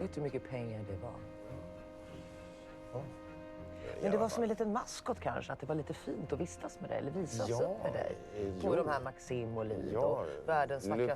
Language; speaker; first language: Swedish; native; Swedish